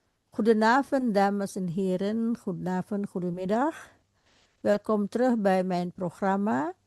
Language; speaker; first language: Dutch; non-native, fluent; Indonesian